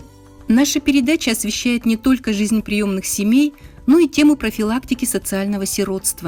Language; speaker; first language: Russian; native; Russian